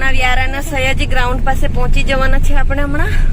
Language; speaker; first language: Gujarati; non-native, local second language; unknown